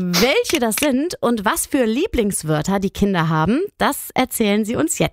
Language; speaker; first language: German; native; German